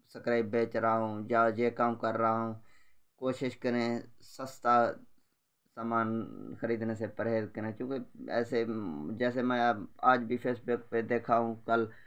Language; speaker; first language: Urdu; non-native, local second language; Saraiki